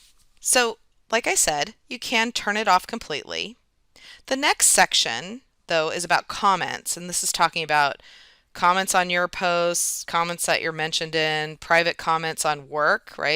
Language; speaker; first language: English; native; English